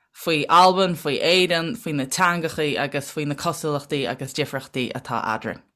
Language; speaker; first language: Irish; native; Irish